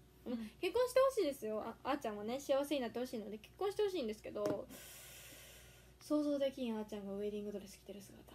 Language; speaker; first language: Japanese; native; Japanese